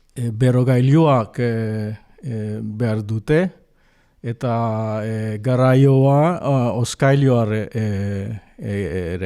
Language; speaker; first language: Basque; non-native, learner; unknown